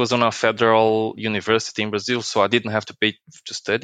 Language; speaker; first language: English; non-native, fluent; Portuguese